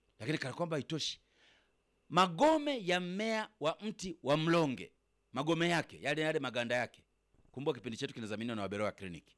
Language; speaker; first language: Swahili; native; Swahili